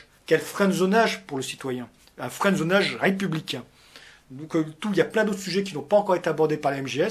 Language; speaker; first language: French; native; French